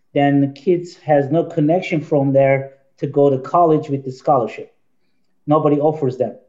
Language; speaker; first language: English; non-native, fluent; Turkish